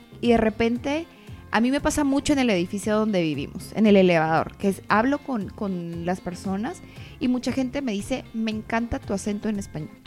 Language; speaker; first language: Spanish; native; Spanish